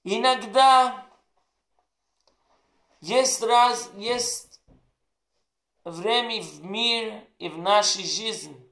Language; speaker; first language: Russian; non-native, learner; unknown